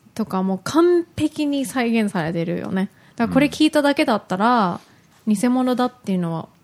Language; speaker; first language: Japanese; early bilingual, heritage; Japanese